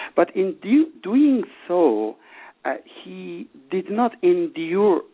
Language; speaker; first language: English; non-native, fluent; Persian